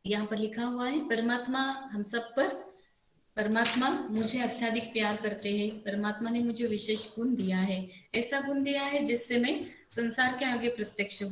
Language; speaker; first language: Hindi; non-native, local second language; Marathi